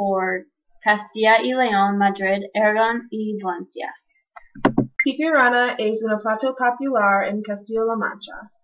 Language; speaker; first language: Spanish; non-native, learner; English